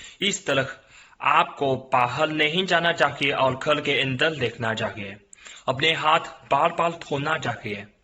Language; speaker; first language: Urdu; non-native, learner; Chinese